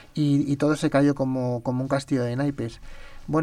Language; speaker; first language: Spanish; native; Spanish